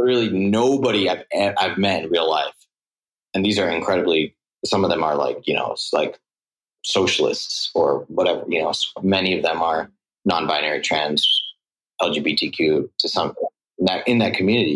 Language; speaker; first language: English; native; English